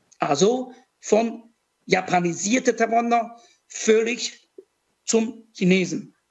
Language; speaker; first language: German; non-native, fluent; Chinese